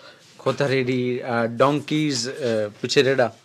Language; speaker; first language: English; non-native, learner; Punjabi